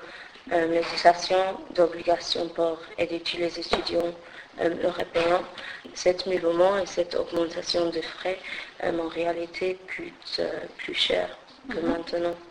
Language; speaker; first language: French; non-native, fluent; English